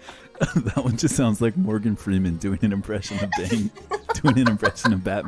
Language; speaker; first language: English; native; English